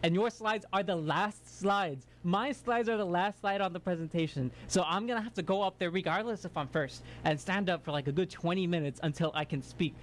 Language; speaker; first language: English; early bilingual, other home language; Spanish